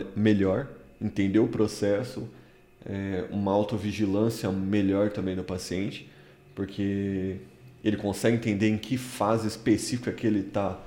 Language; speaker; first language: Portuguese; native; Portuguese